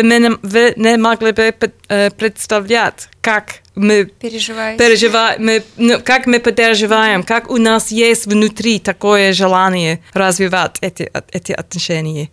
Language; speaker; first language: Russian; non-native, learner; English